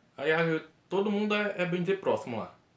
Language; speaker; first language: Portuguese; native; Portuguese